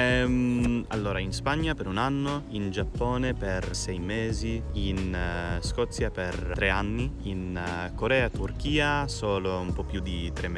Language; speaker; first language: Italian; non-native, fluent; English